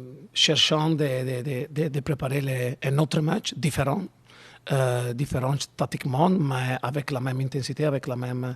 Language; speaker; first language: French; non-native, learner; Italian